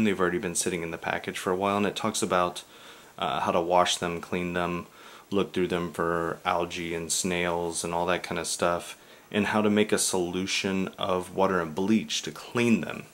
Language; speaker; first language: English; native; English